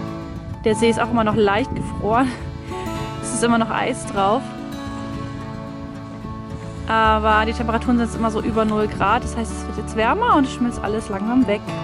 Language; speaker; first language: German; native; German